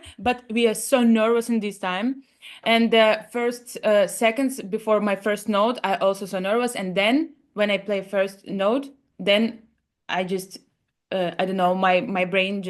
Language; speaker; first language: English; non-native, learner; Russian